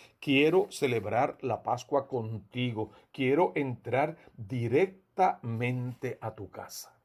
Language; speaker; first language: Spanish; native; Spanish